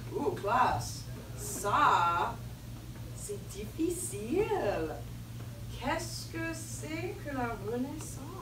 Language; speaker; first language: French; non-native, fluent; English